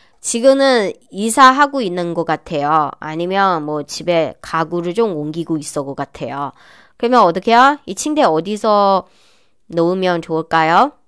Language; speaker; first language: Korean; non-native, learner; Chinese